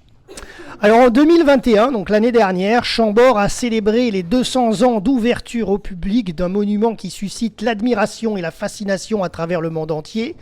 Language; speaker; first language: French; native; French